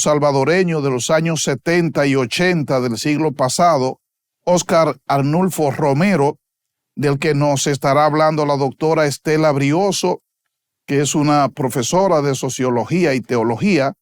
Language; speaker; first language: Spanish; native; Spanish